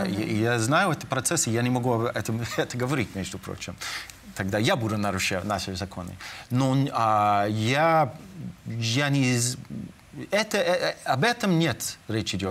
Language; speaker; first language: Russian; non-native, fluent; English